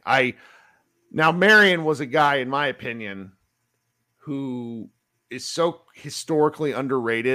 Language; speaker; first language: English; native; English